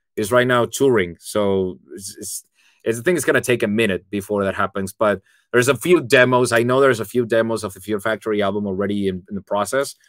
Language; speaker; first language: English; non-native, fluent; Spanish